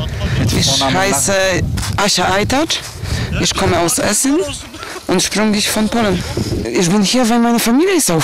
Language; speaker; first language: German; early bilingual, other home language; Polish